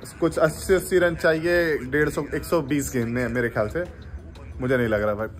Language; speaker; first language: Hindi; native; Hindi